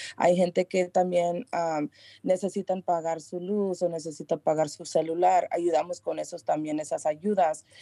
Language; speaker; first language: Spanish; early bilingual, heritage; Spanish